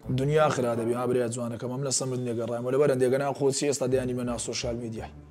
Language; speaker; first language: Central Kurdish; native; Central Kurdish